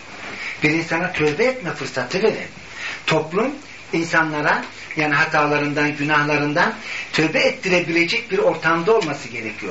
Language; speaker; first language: Turkish; native; Turkish